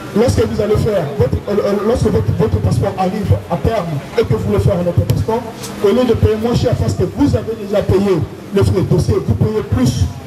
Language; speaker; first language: French; non-native, local second language; Lingala